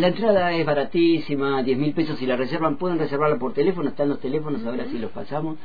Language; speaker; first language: Spanish; native; Spanish